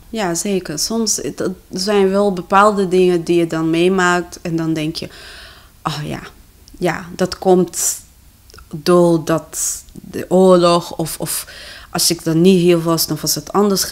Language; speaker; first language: Dutch; non-native, fluent; Kinyarwanda